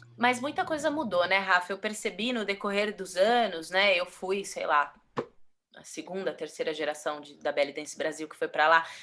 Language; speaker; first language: Portuguese; native; Portuguese